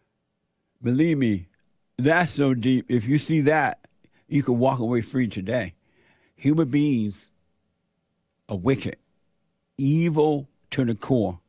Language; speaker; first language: English; native; English